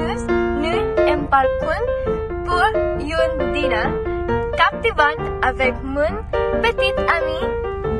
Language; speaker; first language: French; non-native, learner; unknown